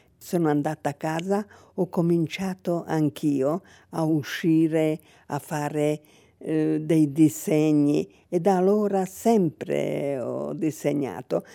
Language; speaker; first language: Italian; non-native, fluent; Hungarian